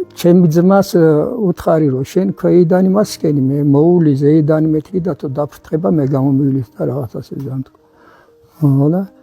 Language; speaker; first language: Georgian; non-native, local second language; Svan